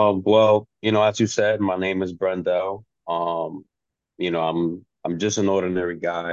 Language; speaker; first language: English; early bilingual, other home language; Spanish